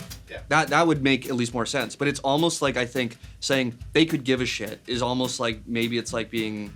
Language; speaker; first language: English; native; English